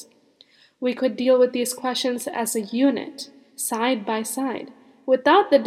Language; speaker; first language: English; early bilingual, other home language; Malayalam